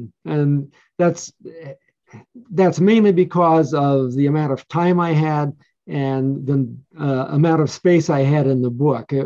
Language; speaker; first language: English; native; English